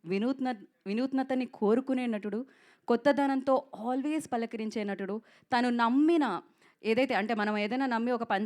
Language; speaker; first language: Telugu; native; Telugu